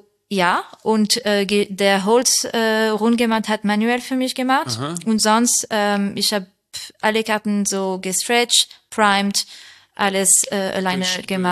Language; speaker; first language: German; non-native, fluent; French